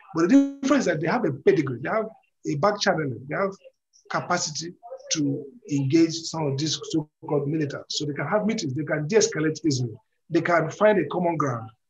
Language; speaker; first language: English; non-native, local second language; Igbo